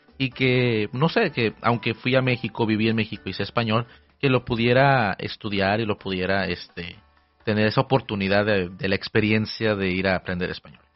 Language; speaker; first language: Spanish; early bilingual, heritage; Spanish